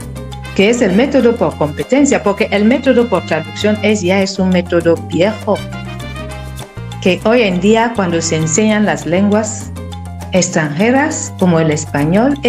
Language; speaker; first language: Spanish; non-native, fluent; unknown